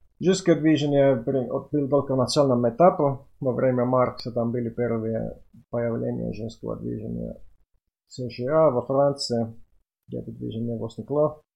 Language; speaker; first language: Russian; non-native, fluent; Finnish